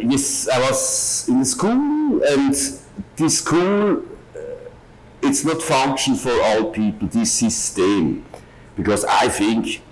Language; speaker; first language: English; non-native, learner; German